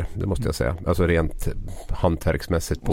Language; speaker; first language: Swedish; native; Swedish